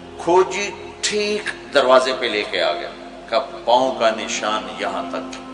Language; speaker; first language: Urdu; non-native, local second language; Punjabi